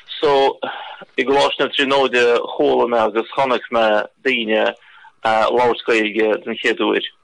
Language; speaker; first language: Irish; non-native, fluent; Russian